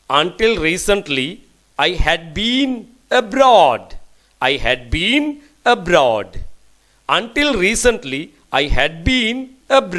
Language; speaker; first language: English; non-native, local second language; Sinhala